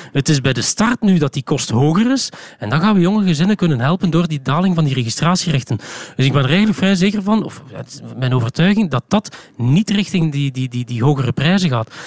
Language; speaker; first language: Dutch; native; Dutch